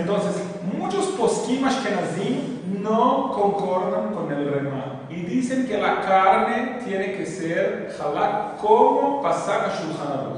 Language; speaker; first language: Spanish; non-native, fluent; Portuguese